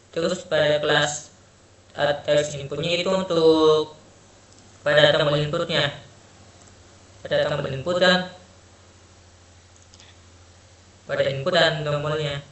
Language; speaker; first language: Indonesian; native; Indonesian